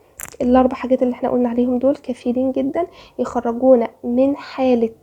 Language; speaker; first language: Arabic; native; Arabic